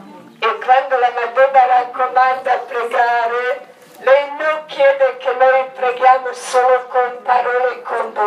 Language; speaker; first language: Italian; non-native, learner; Croatian